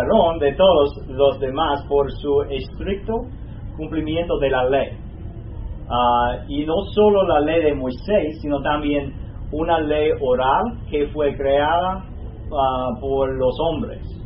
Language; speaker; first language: Spanish; non-native, fluent; English